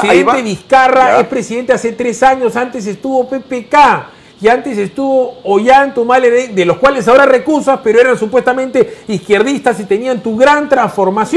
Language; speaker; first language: Spanish; native; Spanish